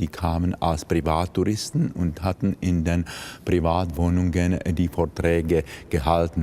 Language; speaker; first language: German; non-native, fluent; Czech